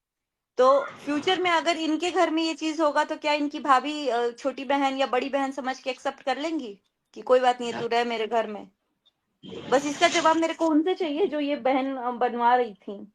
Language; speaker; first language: Hindi; native; Hindi